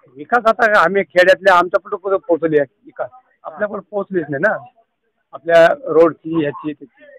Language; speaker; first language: Marathi; native; Marathi